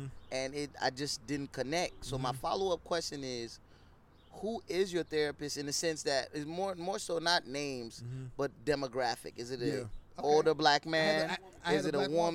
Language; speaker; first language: English; non-native, local second language; Yoruba